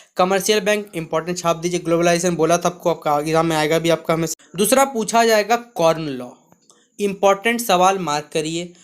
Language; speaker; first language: Hindi; native; Hindi